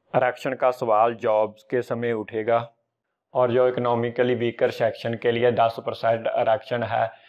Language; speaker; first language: Hindi; non-native, local second language; Punjabi